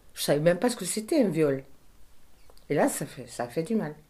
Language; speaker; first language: French; native; French